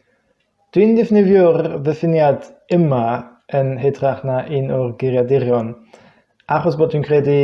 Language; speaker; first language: Welsh; non-native, fluent; English